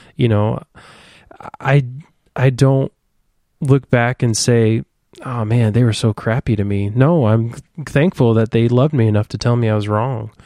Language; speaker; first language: English; native; English